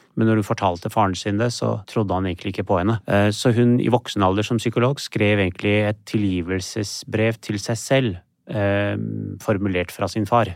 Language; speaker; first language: Norwegian; early bilingual, other home language; Urdu